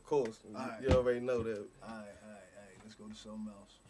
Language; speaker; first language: English; native; English